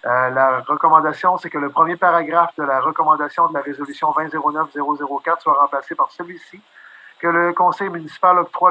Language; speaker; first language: French; native; French